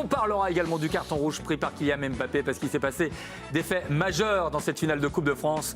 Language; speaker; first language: French; native; French